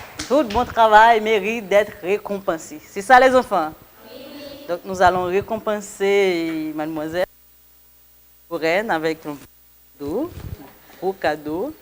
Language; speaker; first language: French; non-native, local second language; Haitian Creole